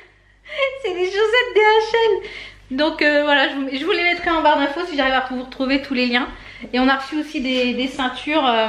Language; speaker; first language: French; native; French